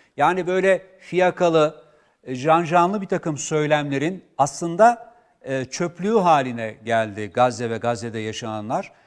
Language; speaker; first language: Turkish; native; Turkish